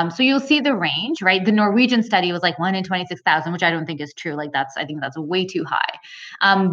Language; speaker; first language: English; early bilingual, other home language; Punjabi